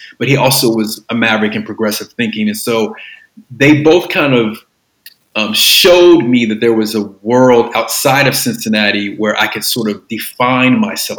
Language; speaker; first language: English; native; English